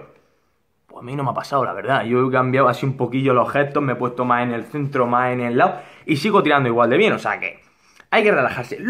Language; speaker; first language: Spanish; native; Spanish